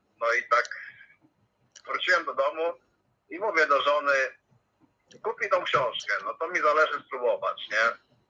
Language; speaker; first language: Polish; native; Polish